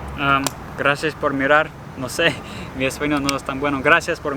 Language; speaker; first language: Spanish; non-native, learner; English